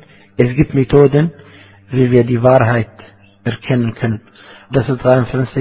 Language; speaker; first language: German; non-native, fluent; Arabic